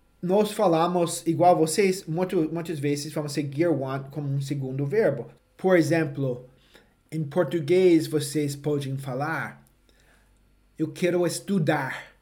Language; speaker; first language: Portuguese; non-native, fluent; English